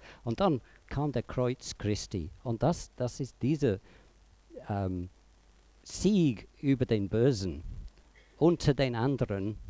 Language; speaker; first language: German; non-native, fluent; English